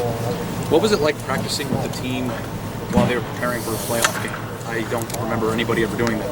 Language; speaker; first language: English; native; English